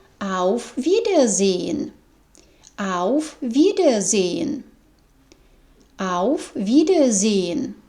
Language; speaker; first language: German; non-native, fluent; Ukrainian